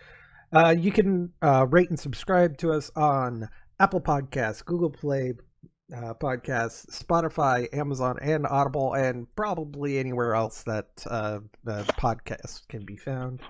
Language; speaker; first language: English; native; English